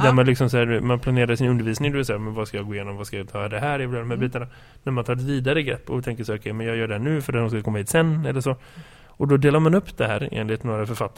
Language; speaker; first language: Swedish; native; Swedish